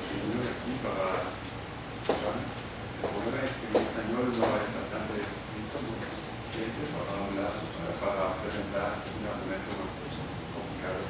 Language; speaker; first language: Spanish; non-native, learner; German